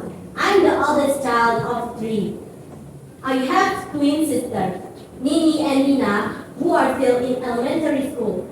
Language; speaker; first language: English; non-native, learner; Indonesian